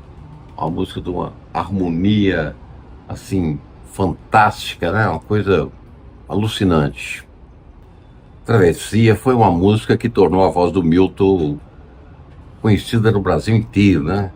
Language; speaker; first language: Portuguese; native; Portuguese